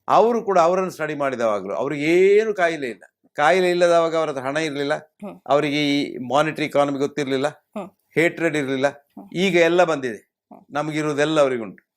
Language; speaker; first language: Kannada; native; Kannada